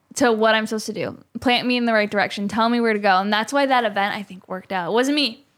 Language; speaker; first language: English; native; English